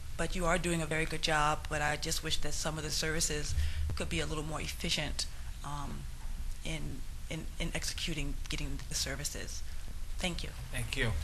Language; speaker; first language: English; native; English